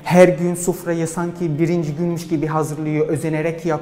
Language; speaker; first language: Turkish; non-native, fluent; Arabic